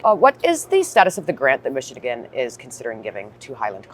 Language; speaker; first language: English; native; English